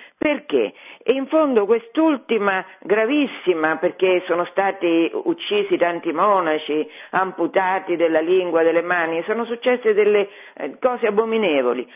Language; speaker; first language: Italian; native; Italian